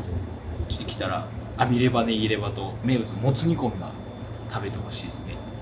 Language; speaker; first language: Japanese; native; Japanese